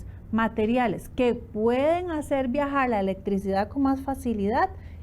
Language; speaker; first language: Spanish; native; Spanish